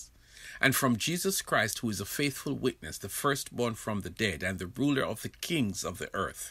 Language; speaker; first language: English; native; English